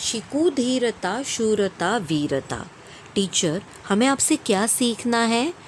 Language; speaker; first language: Hindi; non-native, local second language; Marathi